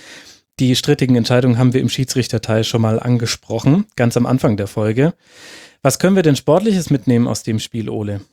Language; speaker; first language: German; native; German